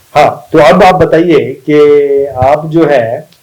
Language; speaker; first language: Hindi; non-native, local second language; Marathi